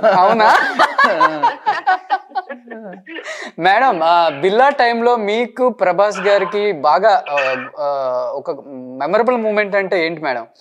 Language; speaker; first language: Telugu; native; Telugu